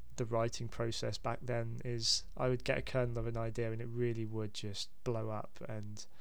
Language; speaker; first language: English; native; English